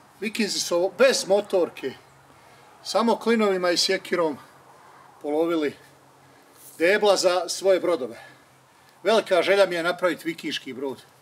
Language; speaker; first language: Bosnian; native; Bosnian